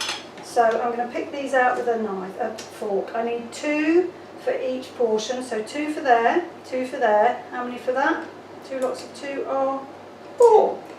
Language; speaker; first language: English; native; English